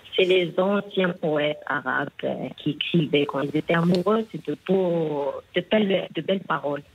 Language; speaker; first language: French; non-native, local second language; Arabic